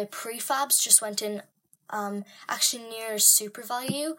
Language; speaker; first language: English; native; English